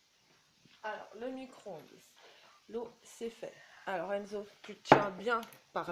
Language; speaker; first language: French; native; French